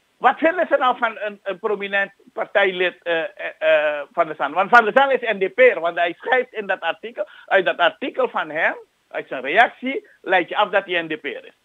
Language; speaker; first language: Dutch; native; Dutch